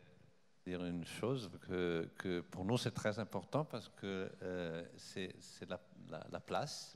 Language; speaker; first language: French; non-native, fluent; Italian